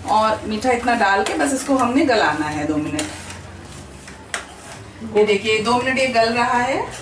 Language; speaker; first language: Hindi; native; Hindi